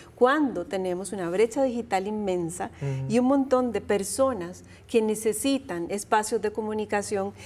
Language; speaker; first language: Spanish; native; Spanish